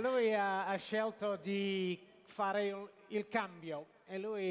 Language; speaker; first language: Italian; non-native, fluent; Japanese